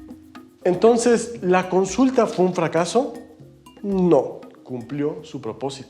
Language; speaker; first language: Spanish; native; Spanish